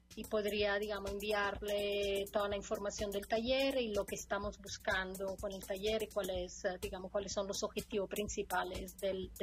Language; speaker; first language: Spanish; non-native, fluent; Italian